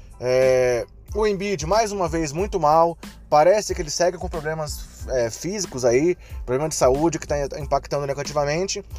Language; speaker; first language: Portuguese; native; Portuguese